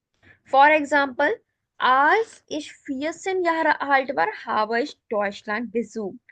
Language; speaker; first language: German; non-native, fluent; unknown